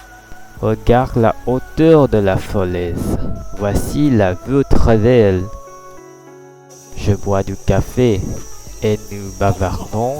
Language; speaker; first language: French; non-native, learner; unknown